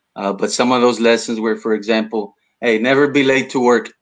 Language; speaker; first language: English; early bilingual, other home language; Spanish